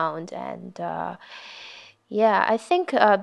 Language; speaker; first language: English; non-native, local second language; Cantonese